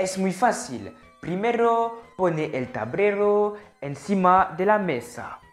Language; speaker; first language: Spanish; non-native, learner; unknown